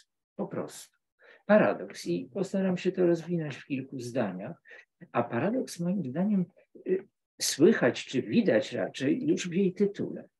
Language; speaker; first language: Polish; native; Polish